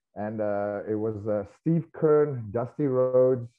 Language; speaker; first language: English; native; English